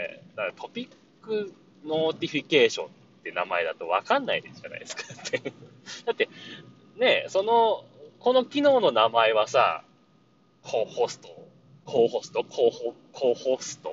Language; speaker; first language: Japanese; native; Japanese